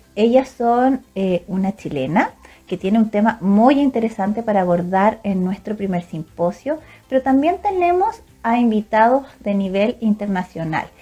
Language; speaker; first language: Spanish; native; Spanish